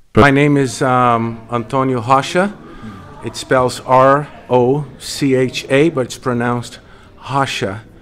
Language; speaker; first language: English; non-native, fluent; Portuguese